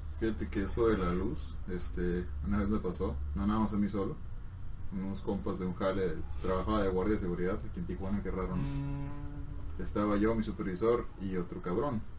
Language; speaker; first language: Spanish; native; Spanish